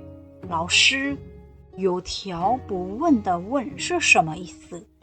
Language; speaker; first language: Chinese; non-native, fluent; Indonesian